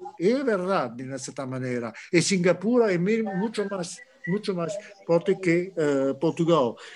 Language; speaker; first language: Portuguese; non-native, fluent; French